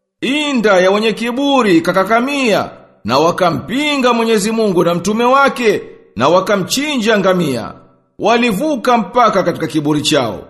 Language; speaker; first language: Swahili; native; Swahili